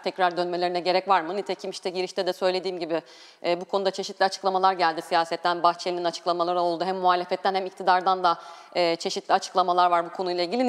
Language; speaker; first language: Turkish; native; Turkish